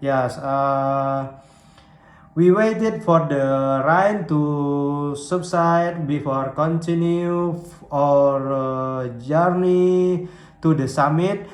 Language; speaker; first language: English; non-native, learner; Indonesian